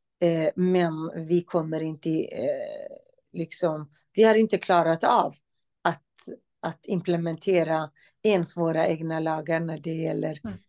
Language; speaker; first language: Swedish; non-native, fluent; Central Kurdish